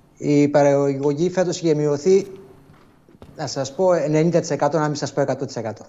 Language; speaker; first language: Greek; native; Greek